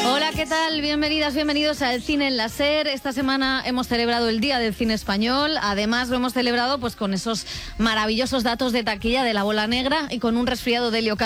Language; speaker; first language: Spanish; native; Spanish